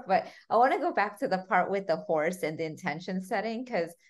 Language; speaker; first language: English; early bilingual, other home language; Armenian